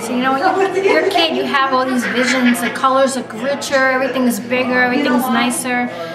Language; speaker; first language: English; early bilingual, other home language; Spanish